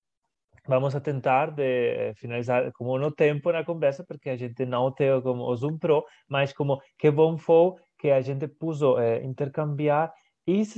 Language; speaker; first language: Portuguese; non-native, fluent; Spanish